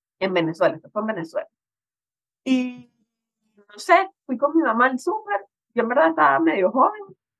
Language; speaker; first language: Spanish; native; Spanish